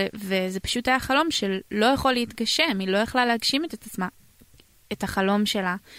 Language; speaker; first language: Hebrew; native; Hebrew